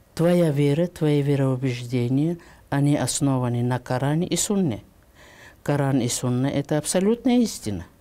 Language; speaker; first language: Russian; non-native, local second language; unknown